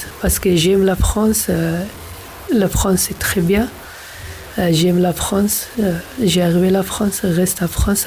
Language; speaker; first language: French; non-native, learner; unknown